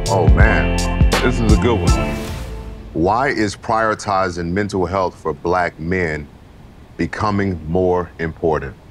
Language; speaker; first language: English; native; English